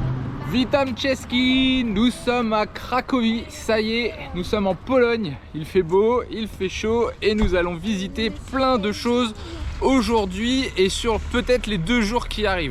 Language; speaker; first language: French; native; French